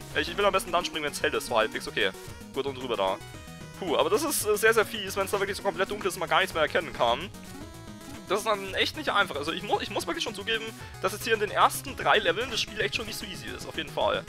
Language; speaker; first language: German; native; German